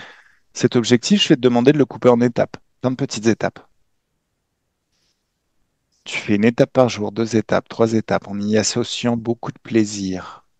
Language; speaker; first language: French; native; French